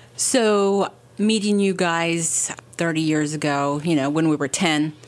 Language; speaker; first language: English; native; English